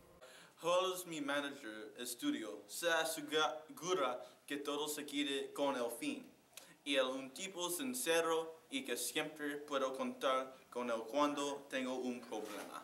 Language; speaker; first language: Spanish; non-native, learner; English